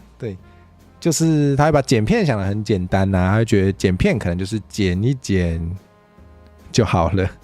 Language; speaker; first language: Chinese; native; Chinese